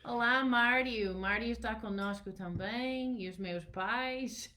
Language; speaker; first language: Portuguese; non-native, learner; English